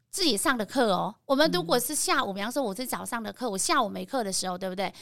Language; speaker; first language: Chinese; non-native, fluent; Vietnamese